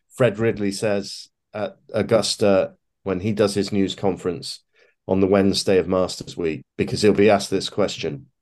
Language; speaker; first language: English; native; English